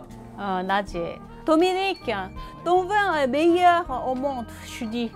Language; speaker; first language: French; non-native, learner; Korean